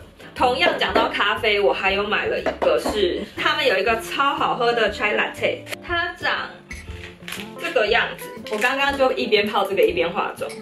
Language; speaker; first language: Chinese; native; Chinese